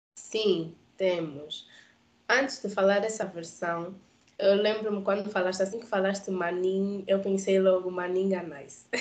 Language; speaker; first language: Portuguese; native; Portuguese